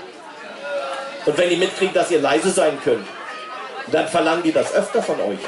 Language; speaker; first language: German; native; German